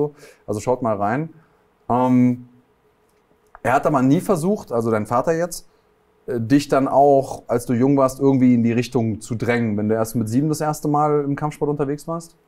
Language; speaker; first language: German; native; German